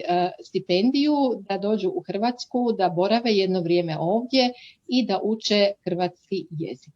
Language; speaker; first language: Croatian; native; Croatian